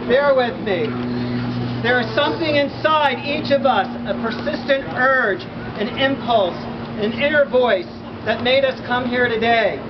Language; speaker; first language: English; native; English